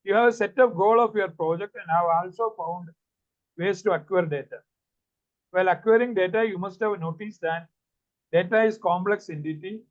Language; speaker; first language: English; non-native, local second language; Malayalam